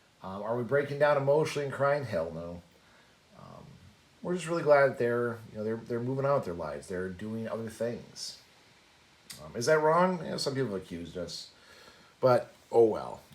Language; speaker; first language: English; native; English